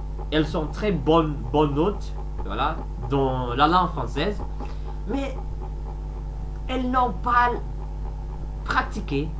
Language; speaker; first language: French; non-native, learner; Sasak